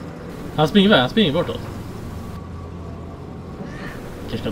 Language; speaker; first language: Swedish; native; Swedish